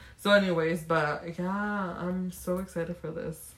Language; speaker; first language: English; early bilingual, other home language; Spanish